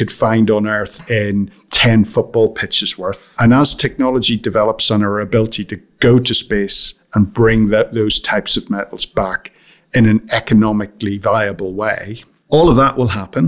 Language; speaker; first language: English; native; English